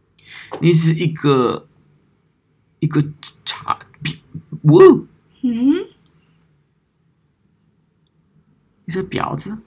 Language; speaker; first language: Chinese; non-native, learner; German